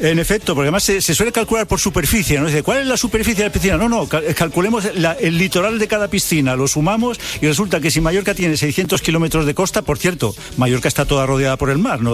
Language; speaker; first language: Spanish; native; Spanish